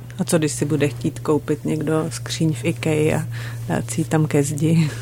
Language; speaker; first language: Czech; native; Czech